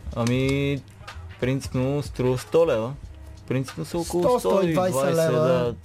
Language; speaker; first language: Bulgarian; native; Bulgarian